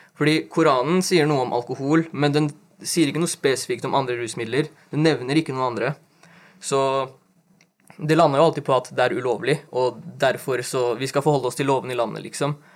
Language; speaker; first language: Norwegian; early bilingual, other home language; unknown